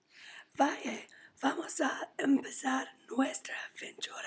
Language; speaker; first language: Spanish; non-native, learner; English